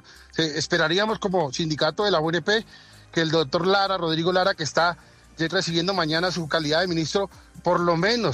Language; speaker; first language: Spanish; native; Spanish